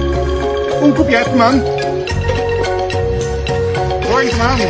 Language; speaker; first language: Indonesian; non-native, learner; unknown